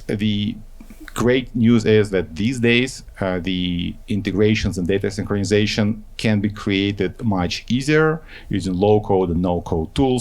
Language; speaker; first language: English; non-native, fluent; Ukrainian